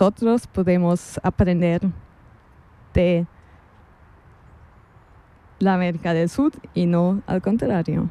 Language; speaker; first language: Spanish; non-native, fluent; German